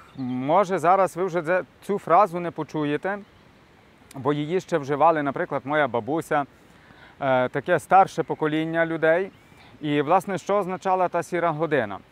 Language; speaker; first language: Ukrainian; native; Ukrainian